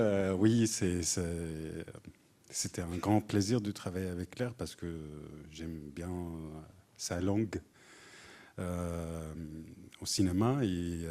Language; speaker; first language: French; non-native, fluent; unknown